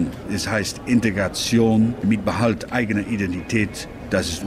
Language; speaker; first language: German; non-native, fluent; Dutch